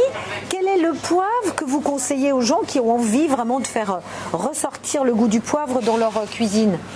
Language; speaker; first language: French; native; French